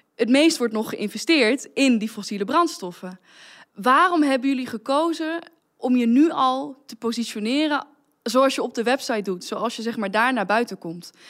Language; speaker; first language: Dutch; native; Dutch